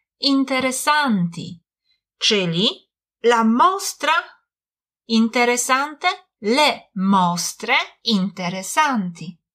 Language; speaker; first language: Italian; non-native, fluent; Polish